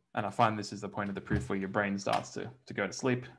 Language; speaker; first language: English; native; English